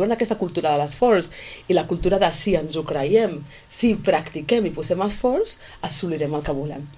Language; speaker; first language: Catalan; non-native, fluent; English